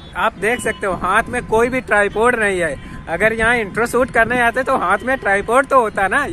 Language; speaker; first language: Hindi; native; Hindi